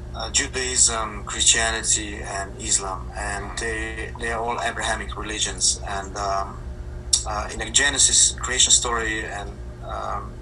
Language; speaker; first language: English; non-native, fluent; Slovenian